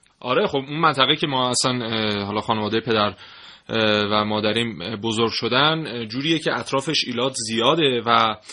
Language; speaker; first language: Persian; native; Persian